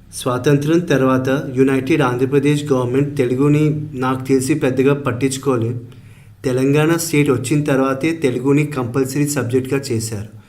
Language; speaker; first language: Telugu; early bilingual, heritage; Telugu